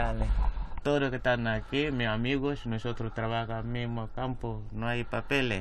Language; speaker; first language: Spanish; non-native, learner; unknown